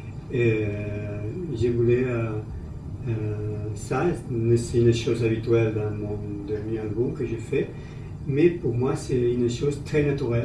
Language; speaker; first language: French; non-native, learner; Spanish